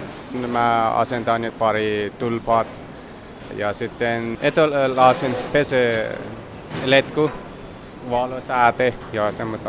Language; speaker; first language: Finnish; non-native, learner; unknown